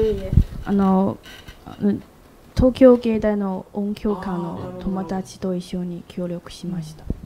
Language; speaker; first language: Japanese; non-native, learner; Chinese